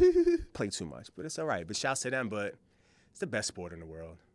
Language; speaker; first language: English; native; English